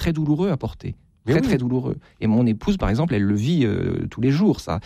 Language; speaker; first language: French; native; French